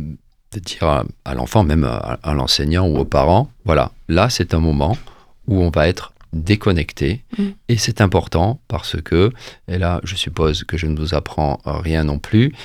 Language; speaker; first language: French; native; French